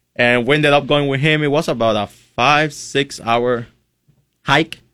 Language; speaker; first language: English; non-native, fluent; Spanish